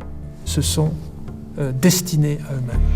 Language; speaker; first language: French; native; French